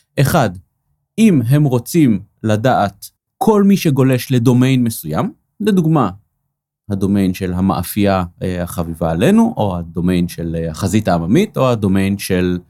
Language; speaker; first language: Hebrew; native; Hebrew